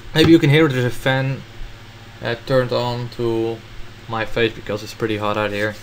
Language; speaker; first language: English; non-native, fluent; Dutch